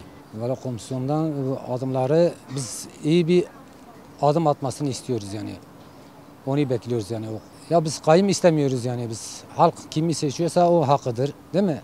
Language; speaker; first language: Turkish; non-native, local second language; Kurdish